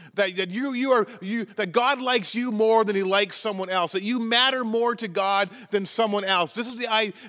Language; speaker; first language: English; native; English